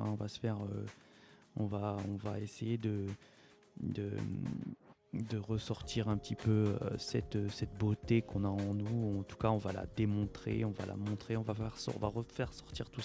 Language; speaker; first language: French; native; French